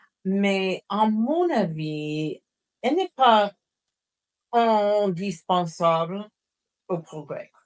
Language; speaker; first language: French; non-native, fluent; English